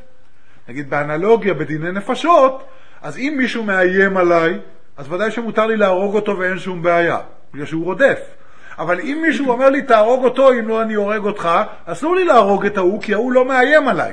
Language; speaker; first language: Hebrew; native; Hebrew